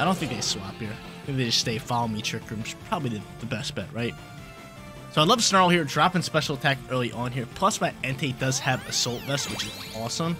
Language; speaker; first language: English; native; English